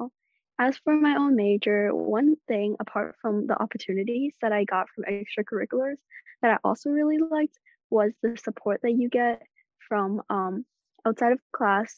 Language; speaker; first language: English; non-native, local second language; Cantonese